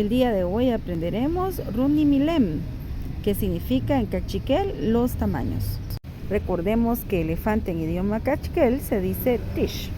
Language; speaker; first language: Spanish; non-native, local second language; Kaqchikel